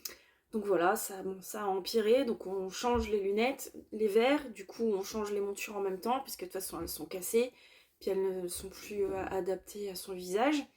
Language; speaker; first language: French; native; French